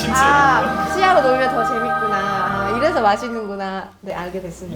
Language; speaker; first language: Korean; non-native, fluent; Indonesian